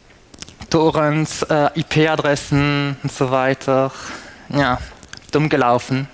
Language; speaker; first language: German; non-native, fluent; French